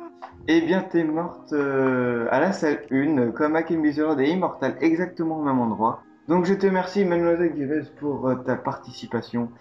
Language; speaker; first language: French; native; French